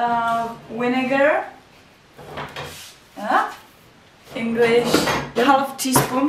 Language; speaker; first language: English; non-native, learner; Czech